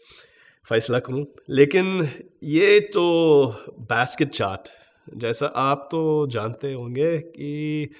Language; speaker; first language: Hindi; non-native, fluent; English